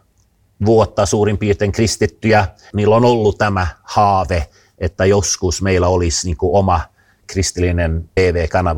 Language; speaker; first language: Finnish; non-native, fluent; Swedish